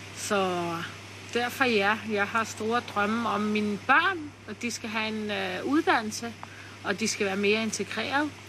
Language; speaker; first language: Danish; early bilingual, other home language; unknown